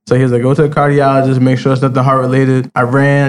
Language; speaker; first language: English; native; English